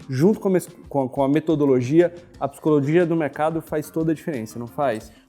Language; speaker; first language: Portuguese; native; Portuguese